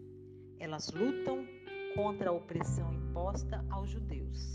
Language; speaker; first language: Portuguese; native; Portuguese